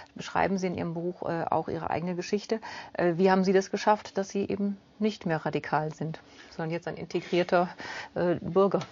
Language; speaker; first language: German; native; German